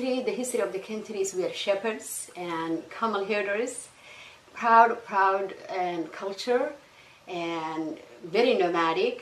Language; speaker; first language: English; non-native, fluent; Somali